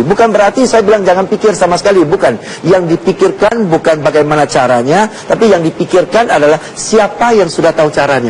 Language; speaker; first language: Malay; non-native, fluent; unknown